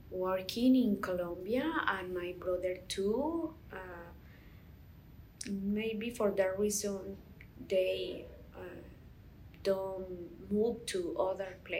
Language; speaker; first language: English; non-native, learner; Spanish